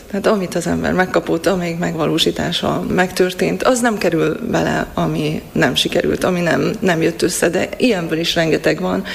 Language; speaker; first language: Hungarian; native; Hungarian